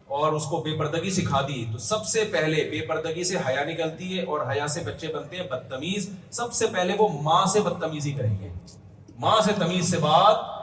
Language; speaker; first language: Urdu; native; Urdu